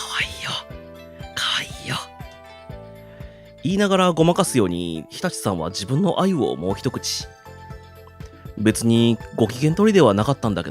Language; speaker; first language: Japanese; native; Japanese